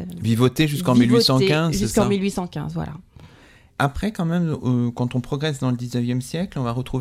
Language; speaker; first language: French; native; French